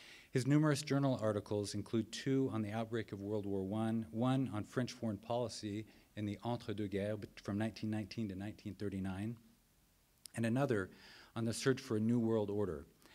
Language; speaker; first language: English; native; English